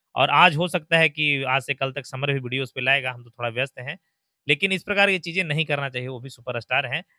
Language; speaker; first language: Hindi; native; Hindi